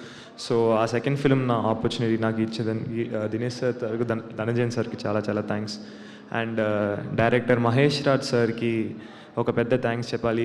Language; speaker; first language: Telugu; non-native, learner; Tamil